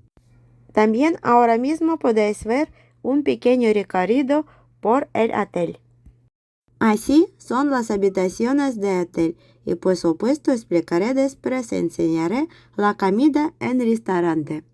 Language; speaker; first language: Spanish; non-native, fluent; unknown